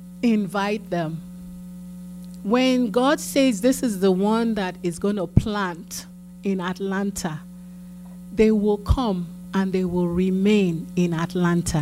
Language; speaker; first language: English; non-native, local second language; Yoruba